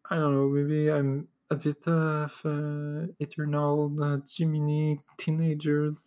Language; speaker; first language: English; non-native, fluent; French